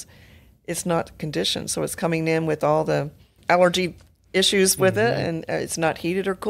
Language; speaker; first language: English; native; English